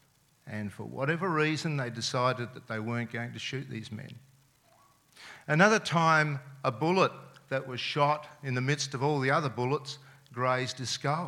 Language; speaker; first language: English; non-native, local second language; Serbian